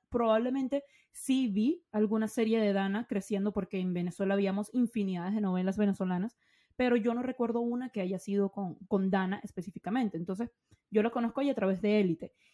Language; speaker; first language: Spanish; native; Spanish